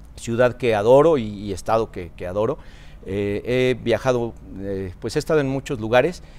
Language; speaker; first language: Spanish; native; Spanish